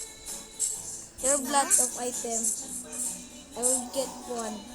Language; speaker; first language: English; non-native, local second language; Filipino